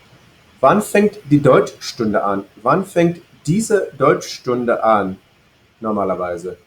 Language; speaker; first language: German; non-native, fluent; English